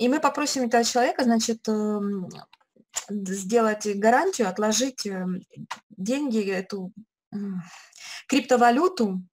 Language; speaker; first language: Russian; native; Russian